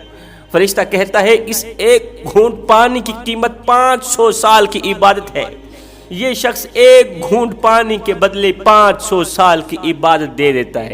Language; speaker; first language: Urdu; native; Urdu